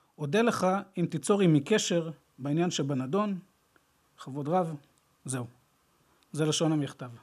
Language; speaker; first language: Hebrew; native; Hebrew